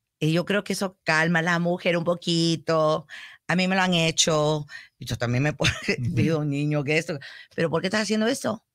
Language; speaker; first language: Spanish; early bilingual, heritage; Spanish